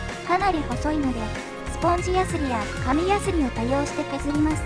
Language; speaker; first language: Japanese; native; Japanese